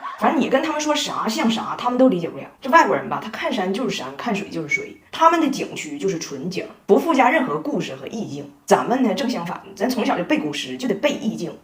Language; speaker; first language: Chinese; native; Chinese